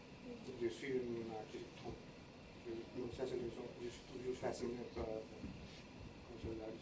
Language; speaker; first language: French; non-native, learner; English